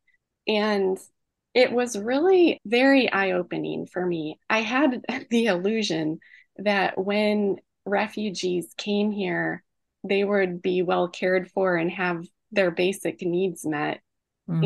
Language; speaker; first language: English; native; English